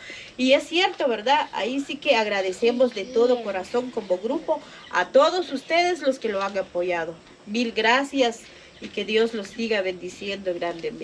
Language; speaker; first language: Spanish; non-native, local second language; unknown